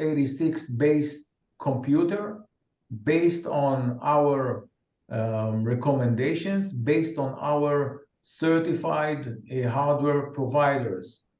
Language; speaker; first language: English; non-native, fluent; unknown